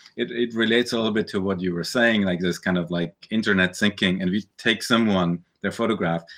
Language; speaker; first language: English; early bilingual, other home language; German